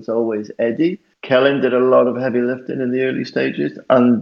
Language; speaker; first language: English; native; English